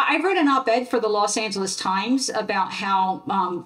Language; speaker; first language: English; native; English